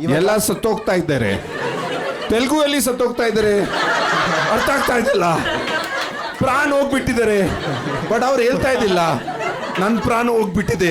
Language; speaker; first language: Kannada; non-native, local second language; Punjabi